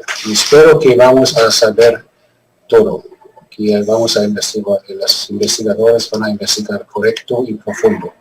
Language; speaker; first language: Spanish; non-native, fluent; German